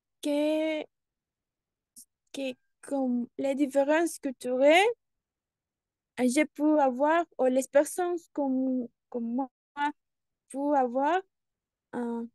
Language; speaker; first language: French; non-native, learner; Spanish